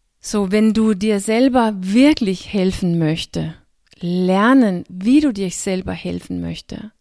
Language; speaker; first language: German; non-native, fluent; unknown